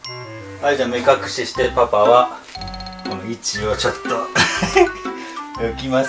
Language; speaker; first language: Japanese; native; Japanese